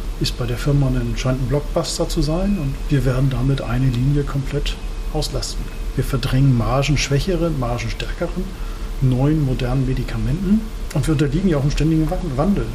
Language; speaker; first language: German; native; German